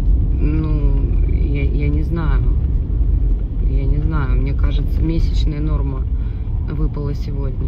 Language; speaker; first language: Russian; native; Russian